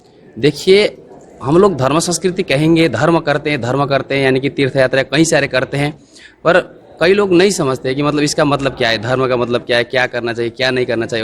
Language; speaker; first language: Hindi; native; Hindi